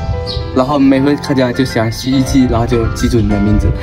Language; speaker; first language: Chinese; native; Chinese